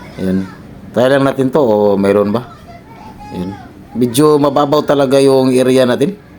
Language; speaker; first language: Filipino; non-native, local second language; Cebuano